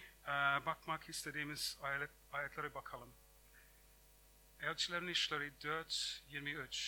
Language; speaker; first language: Turkish; non-native, fluent; English